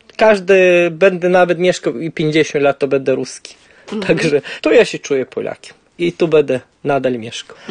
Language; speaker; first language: Polish; early bilingual, heritage; Polish